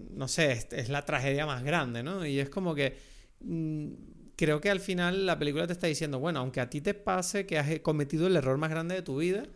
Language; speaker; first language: Spanish; native; Spanish